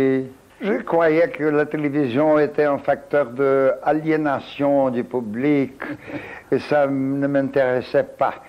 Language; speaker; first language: French; non-native, fluent; Portuguese